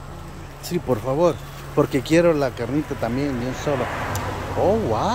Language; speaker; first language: Spanish; native; Spanish